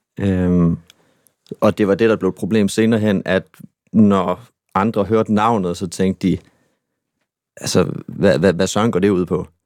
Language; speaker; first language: Danish; native; Danish